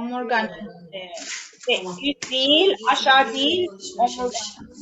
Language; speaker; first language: Turkish; non-native, learner; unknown